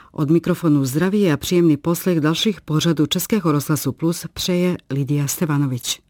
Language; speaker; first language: Czech; non-native, fluent; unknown